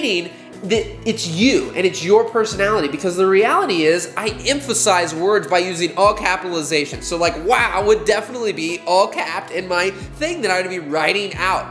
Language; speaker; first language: English; native; English